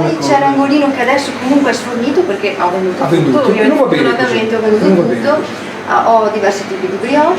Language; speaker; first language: Italian; native; Italian